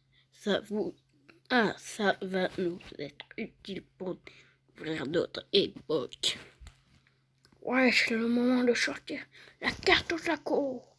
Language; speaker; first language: French; native; French